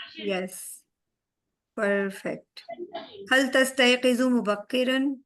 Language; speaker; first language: Arabic; non-native, fluent; Urdu